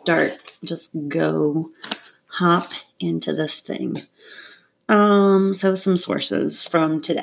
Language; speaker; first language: English; native; English